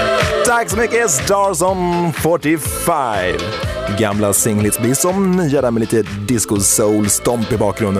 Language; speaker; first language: Swedish; native; Swedish